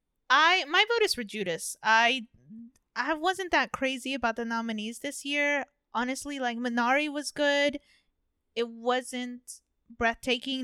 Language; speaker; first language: English; early bilingual, other home language; Spanish